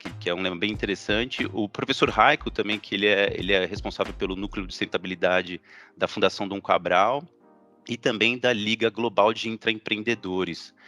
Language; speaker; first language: Portuguese; native; Portuguese